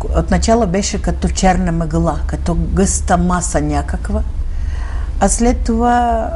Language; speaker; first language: Bulgarian; early bilingual, heritage; Bulgarian